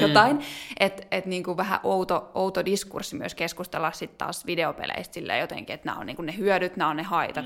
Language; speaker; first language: Finnish; native; Finnish